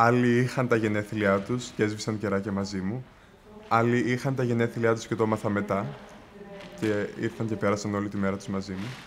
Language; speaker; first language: Greek; native; Greek